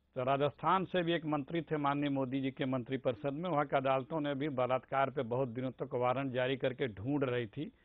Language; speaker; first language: Hindi; native; Hindi